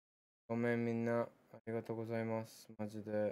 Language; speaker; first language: Japanese; early bilingual, heritage; Japanese